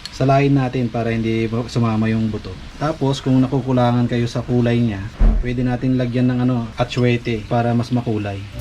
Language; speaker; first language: Filipino; non-native, local second language; Iloko